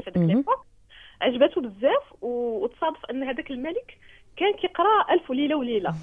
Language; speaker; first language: Arabic; native; Arabic